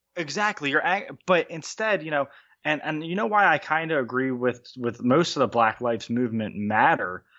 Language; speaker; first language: English; native; English